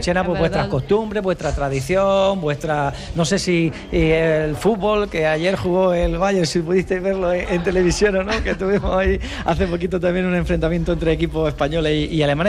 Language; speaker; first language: Spanish; native; Spanish